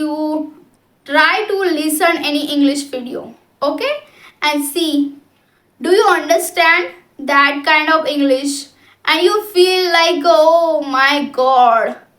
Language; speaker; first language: English; non-native, local second language; Hindi